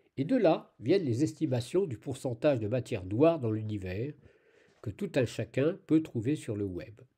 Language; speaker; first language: French; native; French